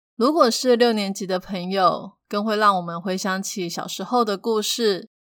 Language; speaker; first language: Chinese; non-native, local second language; Min Nan Chinese